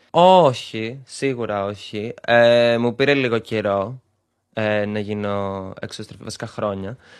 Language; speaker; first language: Greek; early bilingual, other home language; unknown